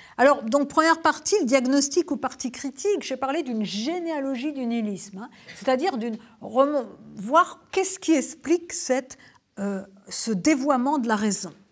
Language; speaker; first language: French; native; French